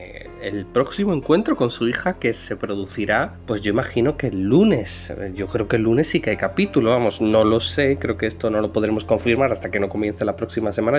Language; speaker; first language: Spanish; native; Spanish